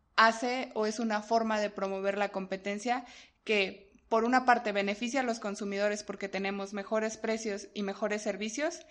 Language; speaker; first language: Spanish; native; Spanish